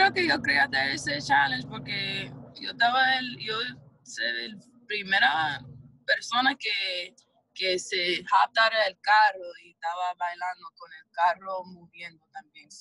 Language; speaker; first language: Spanish; early bilingual, heritage; English